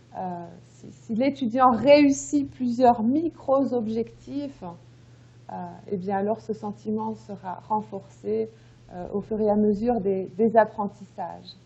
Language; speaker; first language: French; native; French